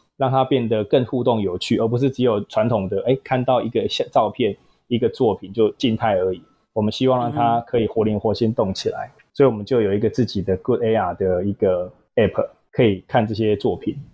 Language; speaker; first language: Chinese; native; Chinese